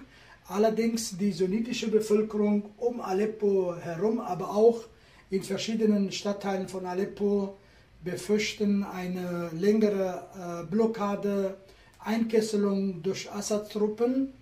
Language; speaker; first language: German; non-native, fluent; Kurdish